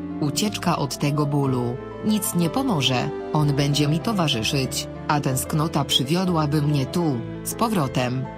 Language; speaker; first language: Polish; native; Polish